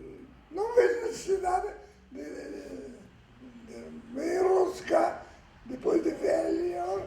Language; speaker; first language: Portuguese; early bilingual, other home language; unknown